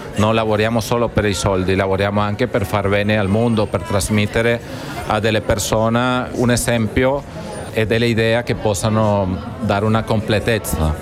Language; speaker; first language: Italian; non-native, fluent; Spanish